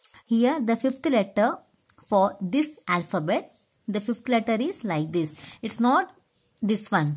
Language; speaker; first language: English; non-native, local second language; Tamil